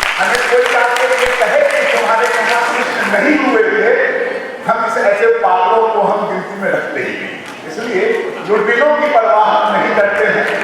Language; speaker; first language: Hindi; native; Hindi